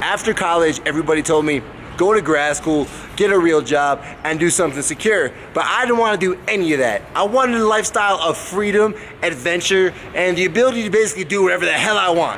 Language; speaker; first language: English; native; English